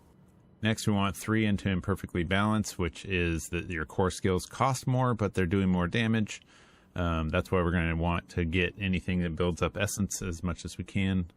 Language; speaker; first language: English; native; English